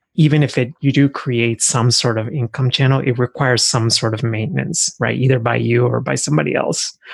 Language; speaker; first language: English; native; English